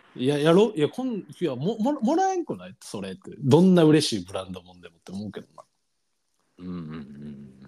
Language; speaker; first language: Japanese; native; Japanese